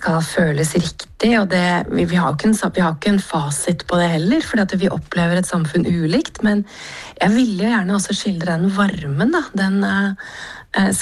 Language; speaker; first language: Norwegian; native; Norwegian